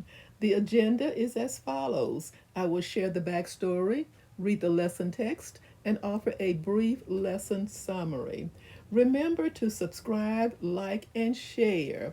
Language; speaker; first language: English; native; English